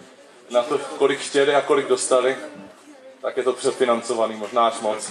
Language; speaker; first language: Czech; native; Czech